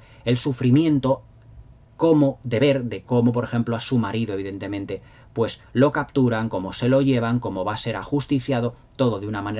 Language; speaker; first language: Spanish; native; Spanish